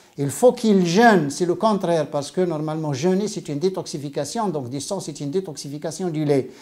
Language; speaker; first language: French; non-native, local second language; Arabic